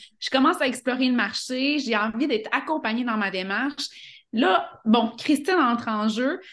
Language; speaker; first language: French; native; French